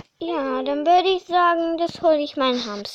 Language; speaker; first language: German; early bilingual, other home language; Hungarian